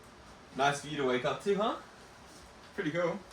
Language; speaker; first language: English; native; English